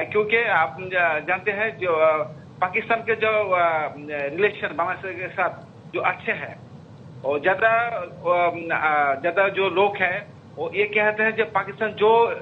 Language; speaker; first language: Hindi; non-native, learner; Bangla